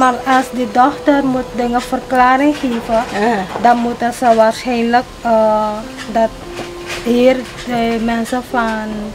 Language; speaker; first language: Dutch; non-native, local second language; Caribbean Hindustani